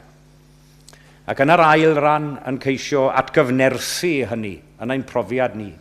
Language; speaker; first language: Welsh; native; Welsh